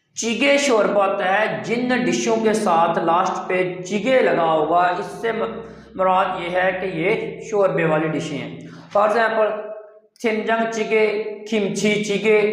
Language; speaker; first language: Urdu; non-native, local second language; Punjabi